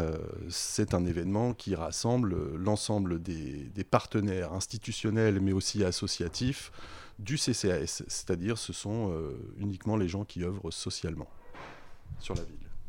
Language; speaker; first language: French; native; French